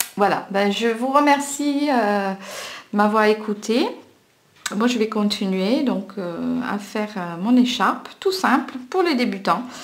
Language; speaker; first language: French; non-native, fluent; English